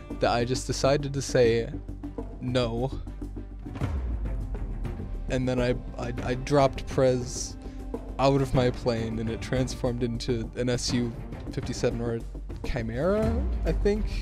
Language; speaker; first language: English; native; English